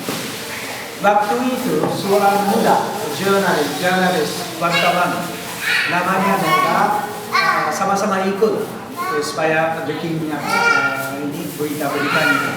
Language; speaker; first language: Indonesian; non-native, fluent; Japanese